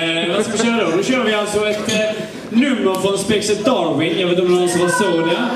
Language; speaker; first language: Swedish; native; Swedish